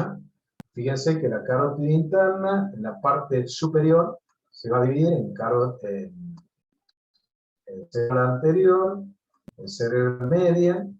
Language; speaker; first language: Spanish; native; Spanish